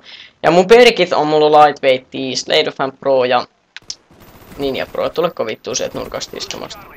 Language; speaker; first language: Finnish; native; Finnish